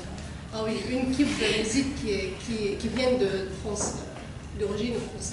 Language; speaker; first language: French; non-native, learner; Arabic